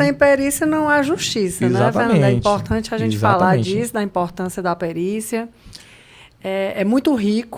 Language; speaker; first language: Portuguese; native; Portuguese